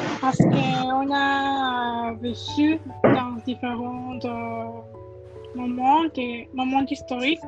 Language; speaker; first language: French; non-native, learner; Spanish